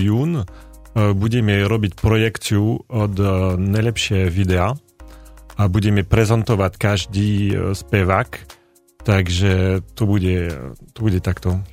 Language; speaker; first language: Slovak; non-native, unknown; French